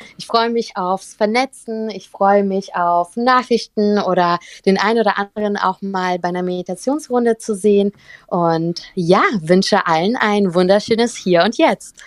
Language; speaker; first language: German; early bilingual, other home language; Russian